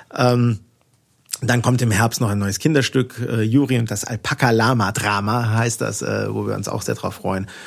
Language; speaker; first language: German; native; German